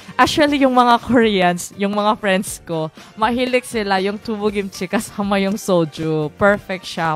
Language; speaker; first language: Filipino; non-native, fluent; Korean